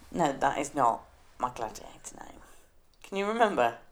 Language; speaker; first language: English; native; English